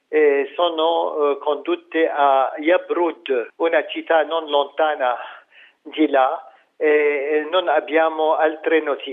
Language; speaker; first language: Italian; non-native, fluent; Arabic